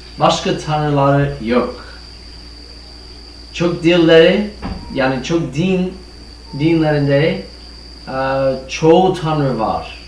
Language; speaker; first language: Turkish; non-native, fluent; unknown